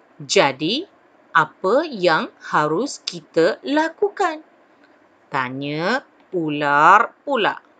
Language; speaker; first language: Malay; non-native, local second language; Chinese